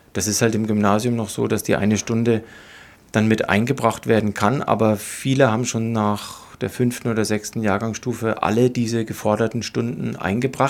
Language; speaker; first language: German; native; German